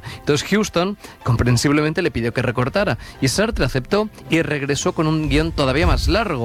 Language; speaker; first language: Spanish; native; Spanish